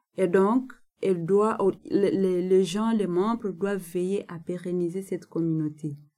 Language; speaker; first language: French; non-native, local second language; Nande